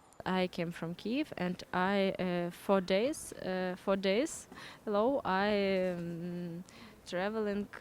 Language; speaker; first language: English; non-native, learner; Ukrainian